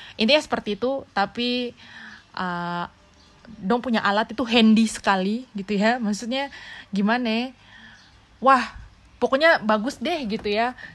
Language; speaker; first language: Indonesian; native; Indonesian